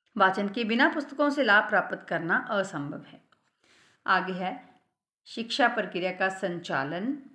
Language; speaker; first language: Hindi; non-native, local second language; Punjabi